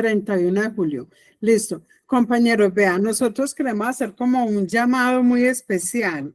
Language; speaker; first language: Spanish; native; Spanish